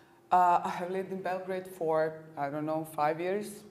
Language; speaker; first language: English; non-native, fluent; Serbian